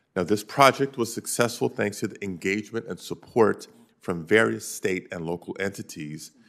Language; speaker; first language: English; native; English